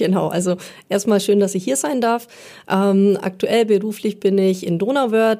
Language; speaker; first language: German; native; German